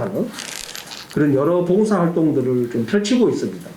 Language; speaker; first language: Korean; native; Korean